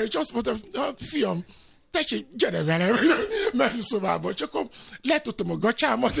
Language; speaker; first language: Hungarian; non-native, fluent; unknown